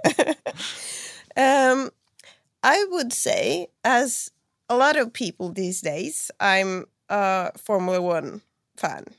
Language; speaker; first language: English; non-native, fluent; Swedish